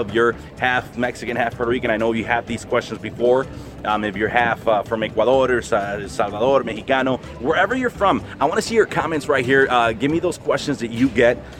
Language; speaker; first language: English; early bilingual, other home language; Spanish